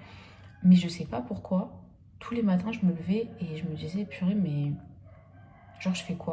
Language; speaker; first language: French; native; French